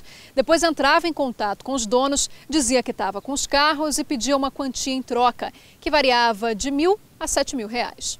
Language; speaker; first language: Portuguese; native; Portuguese